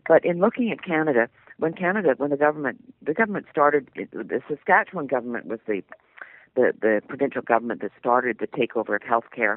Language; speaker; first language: English; native; English